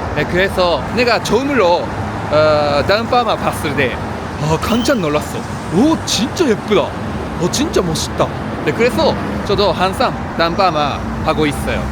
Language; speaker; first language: Korean; non-native, learner; Japanese